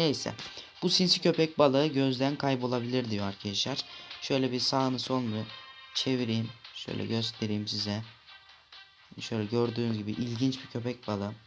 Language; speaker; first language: Turkish; native; Turkish